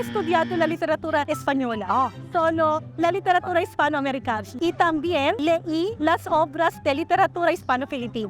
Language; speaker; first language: Spanish; non-native, fluent; Filipino